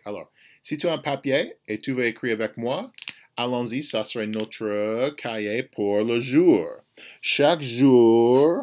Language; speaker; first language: French; non-native, fluent; English